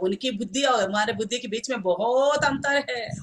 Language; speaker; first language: Hindi; non-native, local second language; Telugu